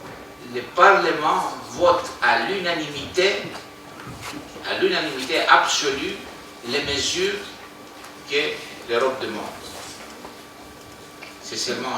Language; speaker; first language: French; non-native, fluent; Greek